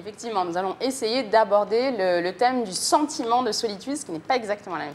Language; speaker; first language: French; native; French